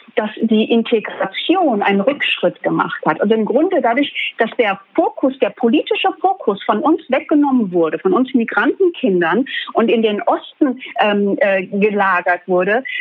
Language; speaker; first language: German; early bilingual, other home language; Turkish